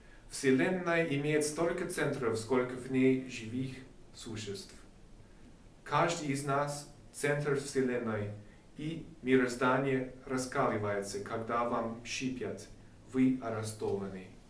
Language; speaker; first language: Russian; non-native, fluent; English